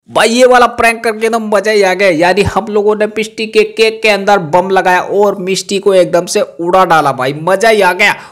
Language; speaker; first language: Hindi; native; Hindi